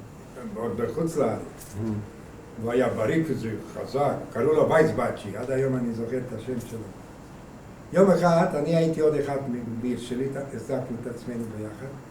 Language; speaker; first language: Hebrew; non-native, fluent; Hungarian